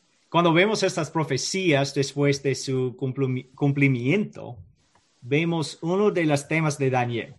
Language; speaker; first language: Spanish; non-native, learner; English